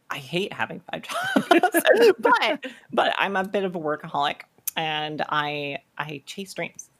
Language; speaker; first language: English; native; English